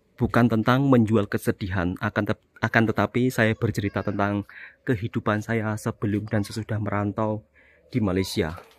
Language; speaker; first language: Indonesian; native; Indonesian